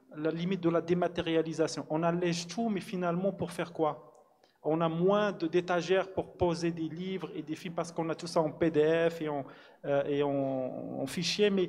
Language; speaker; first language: French; non-native, local second language; Arabic